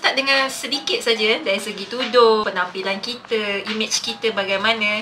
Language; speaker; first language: Malay; native; Malay